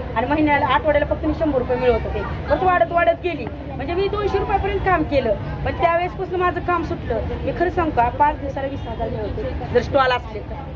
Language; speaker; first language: Marathi; native; Marathi